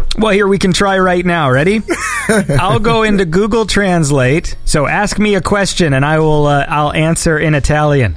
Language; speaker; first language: English; native; English